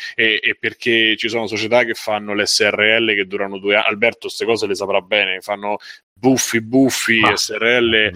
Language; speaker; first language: Italian; native; Italian